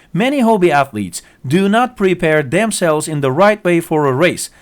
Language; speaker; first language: English; non-native, fluent; Turkish